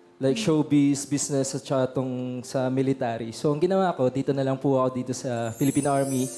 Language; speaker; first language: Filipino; non-native, local second language; Iloko